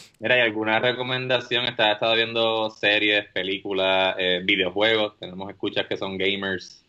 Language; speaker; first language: Spanish; native; Spanish